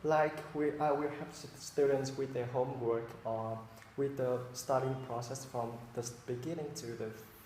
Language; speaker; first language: English; non-native, fluent; Vietnamese